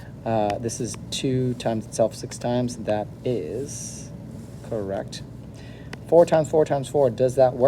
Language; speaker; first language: English; native; English